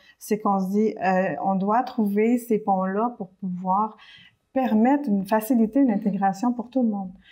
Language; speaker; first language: French; early bilingual, other home language; Spanish